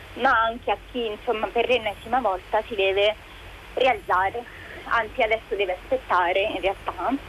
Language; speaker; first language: Italian; native; Italian